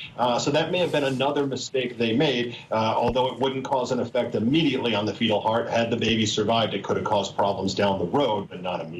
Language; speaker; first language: English; native; English